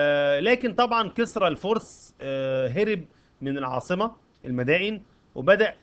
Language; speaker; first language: Arabic; native; Arabic